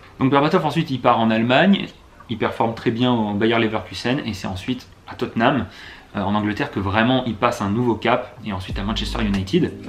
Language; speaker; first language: French; native; French